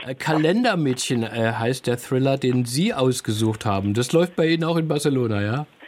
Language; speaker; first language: German; native; German